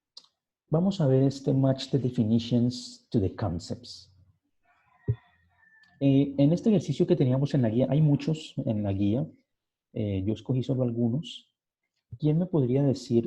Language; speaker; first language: Spanish; native; Spanish